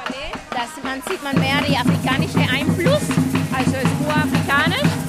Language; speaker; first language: German; non-native, fluent; Spanish